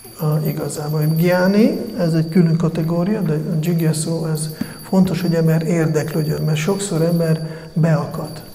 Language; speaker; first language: Hungarian; non-native, fluent; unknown